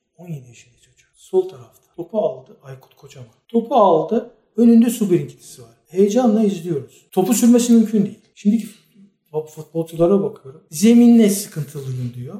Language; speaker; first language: Turkish; native; Turkish